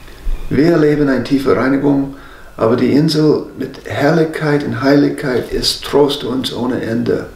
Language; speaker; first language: German; non-native, fluent; English